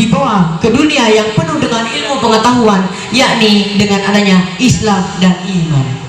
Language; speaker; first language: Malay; non-native, local second language; Madurese